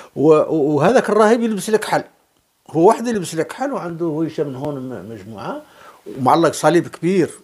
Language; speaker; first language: Arabic; native; Arabic